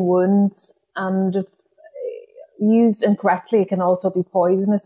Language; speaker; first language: English; non-native, local second language; Irish